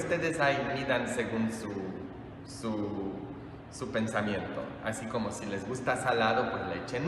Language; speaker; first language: Spanish; non-native, fluent; English